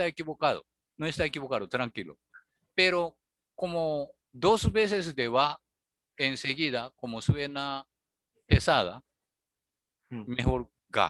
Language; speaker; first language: Spanish; non-native, learner; Japanese